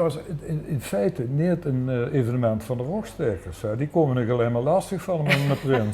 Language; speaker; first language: Dutch; native; Dutch